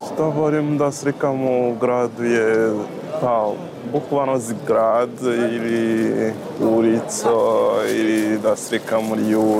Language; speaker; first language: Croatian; non-native, learner; Rundi